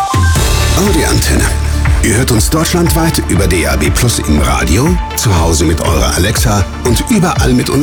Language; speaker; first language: German; native; German